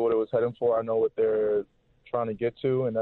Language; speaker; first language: English; native; English